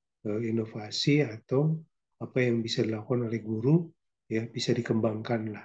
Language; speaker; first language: Indonesian; native; Indonesian